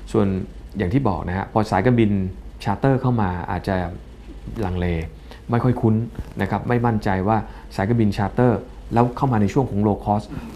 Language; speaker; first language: Thai; native; Thai